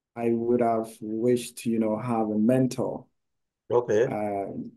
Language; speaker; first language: English; non-native, local second language; Akan